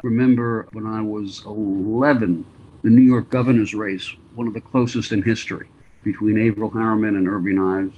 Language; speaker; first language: English; native; English